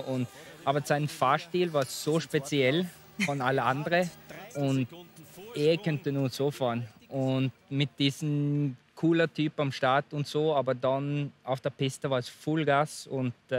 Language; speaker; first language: German; non-native, fluent; Norwegian